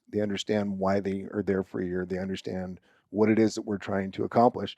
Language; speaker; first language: English; native; English